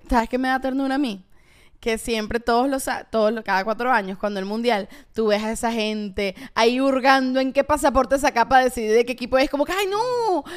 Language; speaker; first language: Spanish; native; Spanish